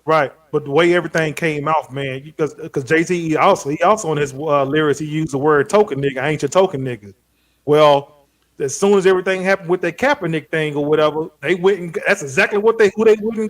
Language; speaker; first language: English; native; English